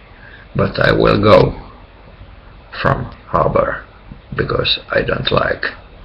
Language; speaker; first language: English; non-native, learner; Finnish